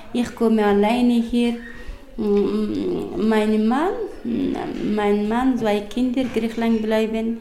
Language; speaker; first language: German; non-native, learner; Persian